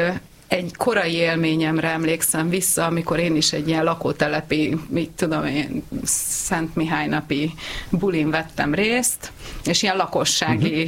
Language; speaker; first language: Hungarian; native; Hungarian